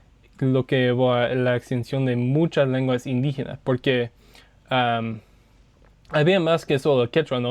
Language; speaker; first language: Spanish; non-native, learner; English